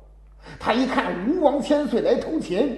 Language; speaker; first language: Chinese; native; Chinese